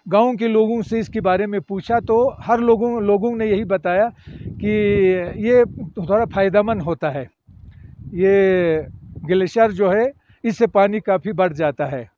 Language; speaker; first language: Urdu; non-native, local second language; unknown